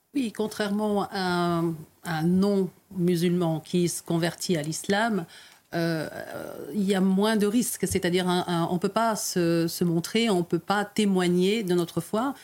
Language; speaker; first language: French; early bilingual, other home language; Arabic